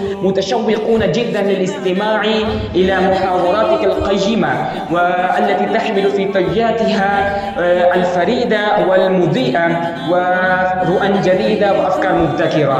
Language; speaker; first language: Arabic; non-native, fluent; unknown